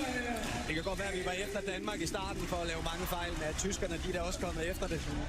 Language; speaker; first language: Danish; native; Danish